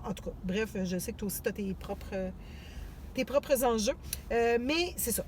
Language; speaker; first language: French; native; French